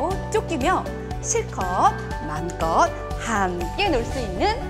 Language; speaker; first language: Korean; native; Korean